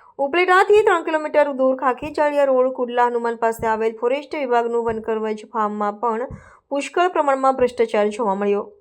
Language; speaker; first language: Gujarati; native; Gujarati